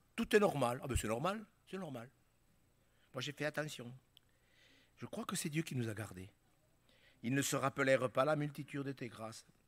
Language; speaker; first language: French; native; French